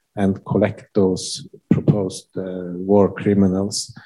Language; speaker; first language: English; non-native, fluent; Norwegian